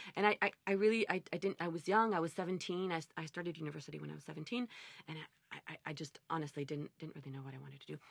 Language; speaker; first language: English; native; English